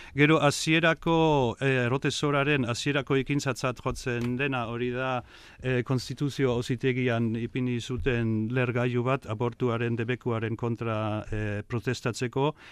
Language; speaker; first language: Basque; non-native, fluent; German